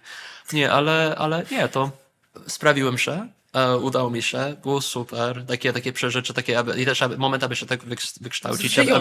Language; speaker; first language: Polish; early bilingual, heritage; Polish